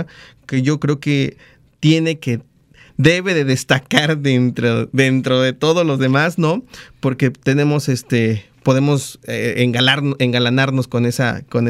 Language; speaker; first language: Spanish; native; Spanish